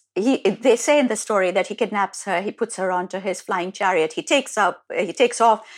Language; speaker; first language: English; non-native, local second language; Hindi